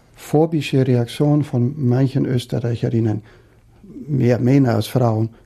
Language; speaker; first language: German; non-native, fluent; Portuguese